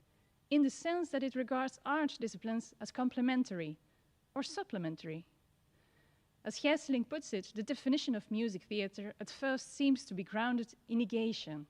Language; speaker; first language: English; non-native, fluent; Dutch